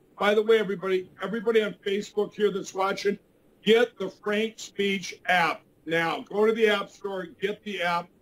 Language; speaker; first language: English; native; English